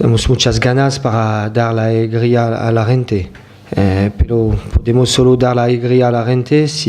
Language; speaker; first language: Spanish; non-native, fluent; French